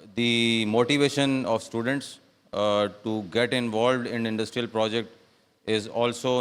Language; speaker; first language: English; non-native, local second language; Urdu